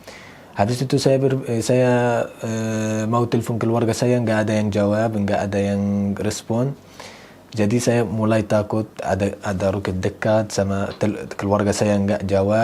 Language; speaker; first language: Indonesian; non-native, learner; Arabic